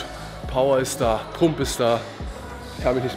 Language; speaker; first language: German; native; German